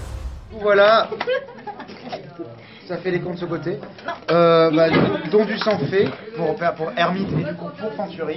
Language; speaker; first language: French; native; French